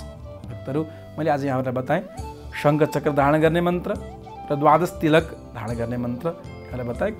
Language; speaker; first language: Nepali; native; Nepali